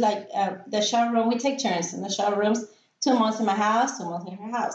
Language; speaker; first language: English; non-native, fluent; Spanish